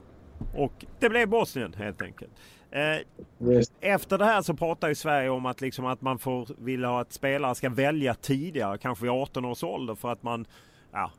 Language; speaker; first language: Swedish; native; Swedish